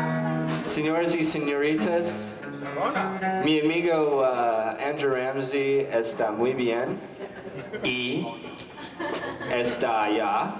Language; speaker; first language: Spanish; non-native, learner; English